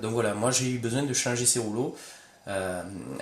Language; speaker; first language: French; native; French